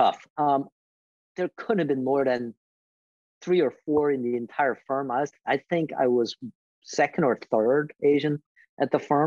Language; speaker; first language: English; native; English